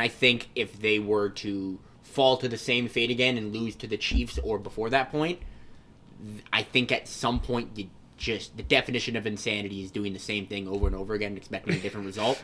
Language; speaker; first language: English; native; English